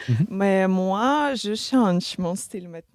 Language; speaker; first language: French; non-native, learner; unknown